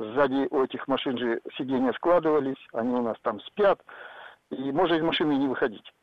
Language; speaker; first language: Russian; native; Russian